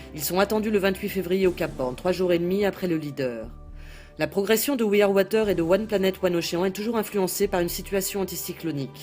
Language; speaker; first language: French; native; French